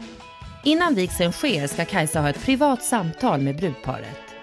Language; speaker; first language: Swedish; native; Swedish